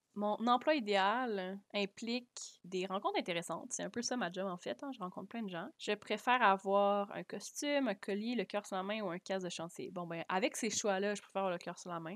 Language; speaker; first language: French; native; French